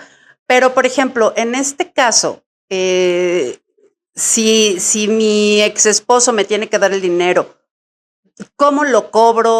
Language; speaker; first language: Spanish; native; Spanish